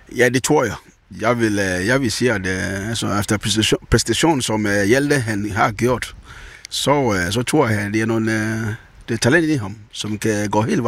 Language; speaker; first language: Danish; non-native, fluent; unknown